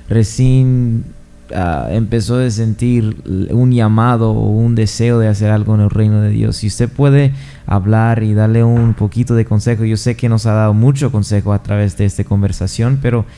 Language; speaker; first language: Spanish; non-native, fluent; English